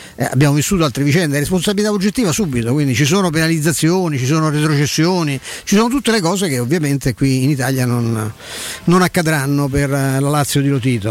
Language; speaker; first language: Italian; native; Italian